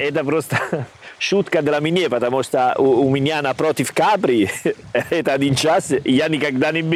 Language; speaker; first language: Russian; non-native, learner; Italian